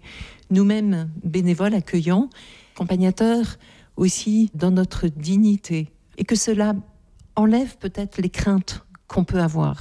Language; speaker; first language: French; native; French